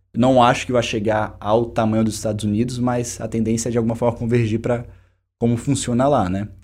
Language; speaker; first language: Portuguese; native; Portuguese